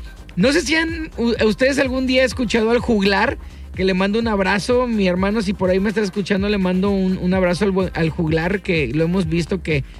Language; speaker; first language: Spanish; native; Spanish